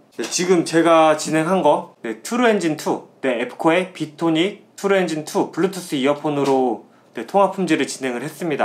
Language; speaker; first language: Korean; native; Korean